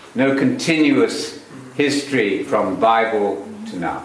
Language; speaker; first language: English; native; English